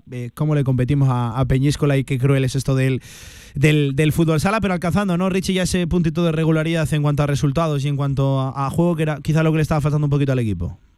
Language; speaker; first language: Spanish; native; Spanish